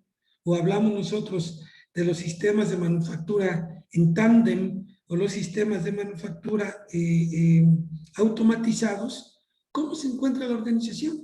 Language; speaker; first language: Spanish; native; Spanish